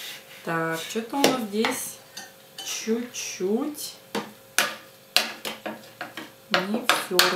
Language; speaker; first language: Russian; native; Russian